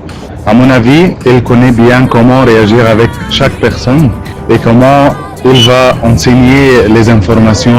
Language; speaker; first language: French; non-native, learner; Arabic